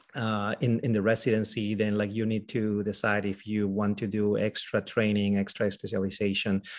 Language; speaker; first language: English; non-native, fluent; Spanish